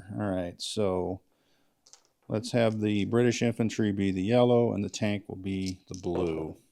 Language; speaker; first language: English; native; English